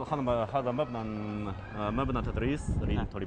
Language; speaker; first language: Arabic; non-native, learner; Chinese